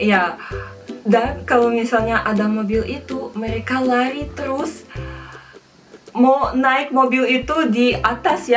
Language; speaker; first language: Indonesian; non-native, fluent; Russian